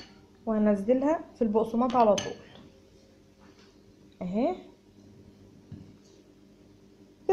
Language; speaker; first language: Arabic; native; Arabic